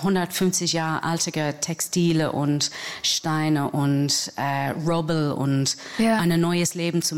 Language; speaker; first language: German; non-native, learner; English